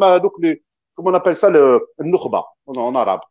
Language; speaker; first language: French; non-native, local second language; Kabyle